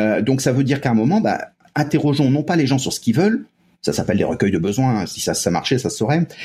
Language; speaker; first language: French; native; French